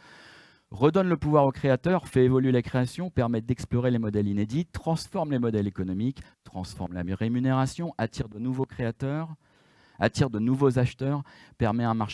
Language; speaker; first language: French; native; French